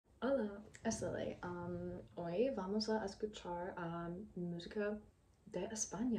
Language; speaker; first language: Spanish; non-native, learner; English